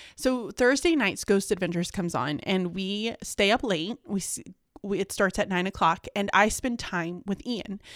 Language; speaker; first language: English; early bilingual, other home language; Spanish